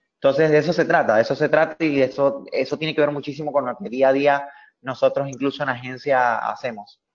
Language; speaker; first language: Spanish; native; Spanish